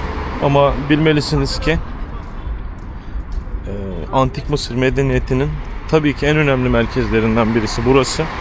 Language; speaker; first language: Turkish; native; Turkish